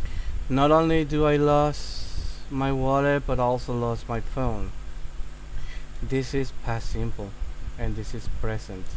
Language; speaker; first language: English; non-native, fluent; Spanish